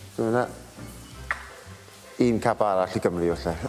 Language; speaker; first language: Welsh; native; Welsh